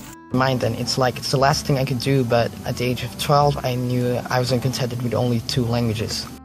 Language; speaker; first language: English; non-native, local second language; Filipino